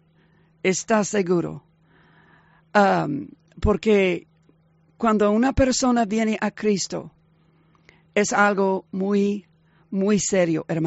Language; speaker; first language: Spanish; non-native, fluent; English